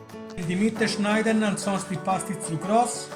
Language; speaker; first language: German; non-native, learner; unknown